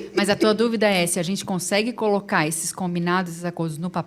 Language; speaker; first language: Portuguese; native; Portuguese